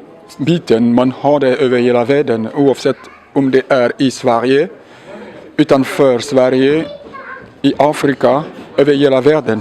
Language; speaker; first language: Swedish; non-native, fluent; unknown